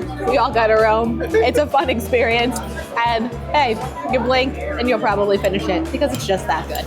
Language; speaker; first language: English; native; English